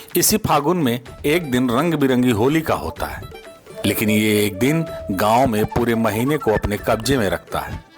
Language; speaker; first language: Hindi; native; Hindi